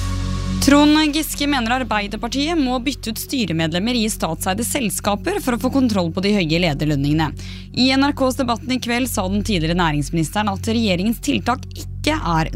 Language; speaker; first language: Norwegian; native; Norwegian